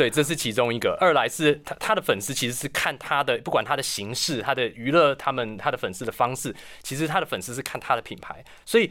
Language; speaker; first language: Chinese; native; Chinese